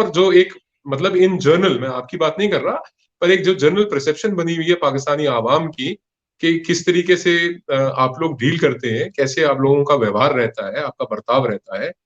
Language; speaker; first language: Hindi; non-native, local second language; Punjabi